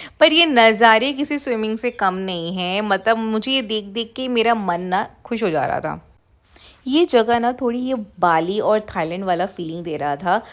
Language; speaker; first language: Hindi; non-native, local second language; Bangla